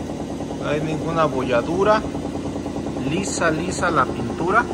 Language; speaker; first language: Spanish; native; Spanish